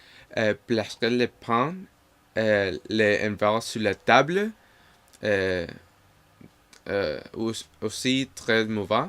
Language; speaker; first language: French; non-native, learner; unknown